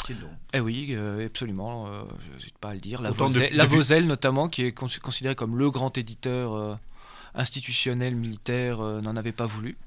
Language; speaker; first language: French; native; French